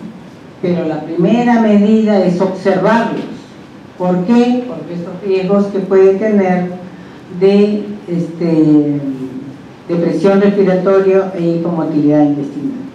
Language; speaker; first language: Spanish; native; Spanish